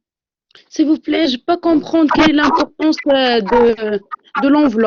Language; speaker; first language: French; non-native, local second language; Arabic